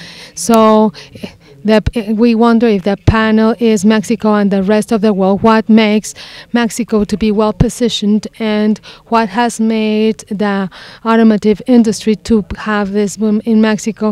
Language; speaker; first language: English; non-native, fluent; Spanish